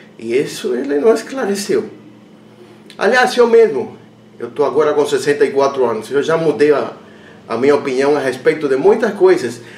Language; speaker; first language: Portuguese; non-native, fluent; Spanish